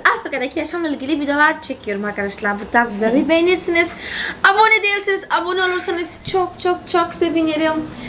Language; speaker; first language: Turkish; non-native, fluent; Portuguese